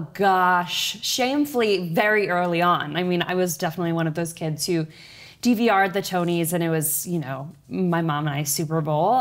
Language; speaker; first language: English; native; English